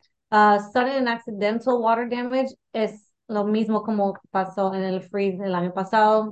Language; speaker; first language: Spanish; early bilingual, heritage; English